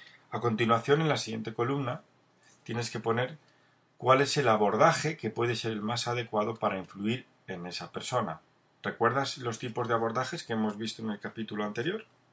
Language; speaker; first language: Spanish; native; Spanish